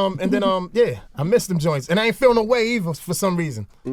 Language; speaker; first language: English; native; English